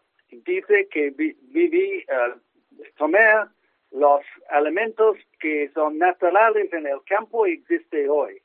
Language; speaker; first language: Spanish; non-native, learner; English